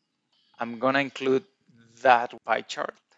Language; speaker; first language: English; non-native, fluent; Spanish